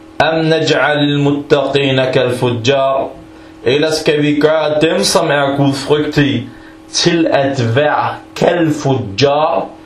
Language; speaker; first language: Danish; non-native, fluent; Arabic